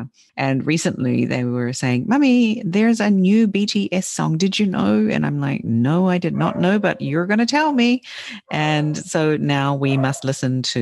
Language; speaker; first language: English; native; English